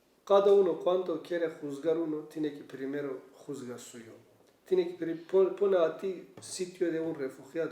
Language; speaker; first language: Spanish; non-native, learner; Kurdish